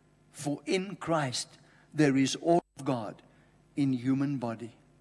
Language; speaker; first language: English; native; English